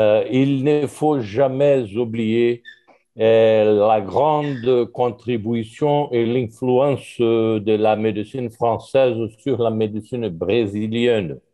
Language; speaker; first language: French; non-native, learner; Portuguese